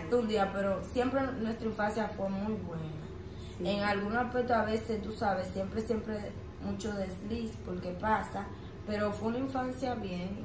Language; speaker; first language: Spanish; native; Spanish